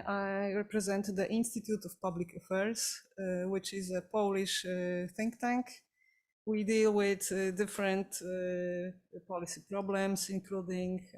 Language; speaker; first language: English; non-native, fluent; Polish